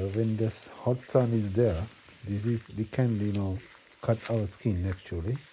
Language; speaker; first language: English; non-native, local second language; Sinhala